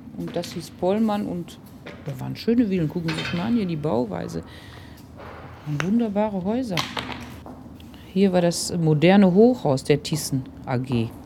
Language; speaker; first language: German; native; German